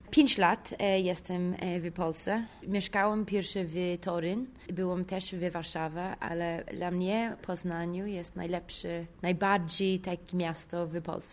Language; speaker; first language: Polish; non-native, learner; English